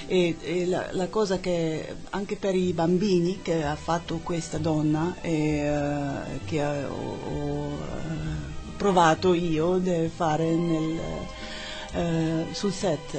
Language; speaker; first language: Italian; non-native, learner; German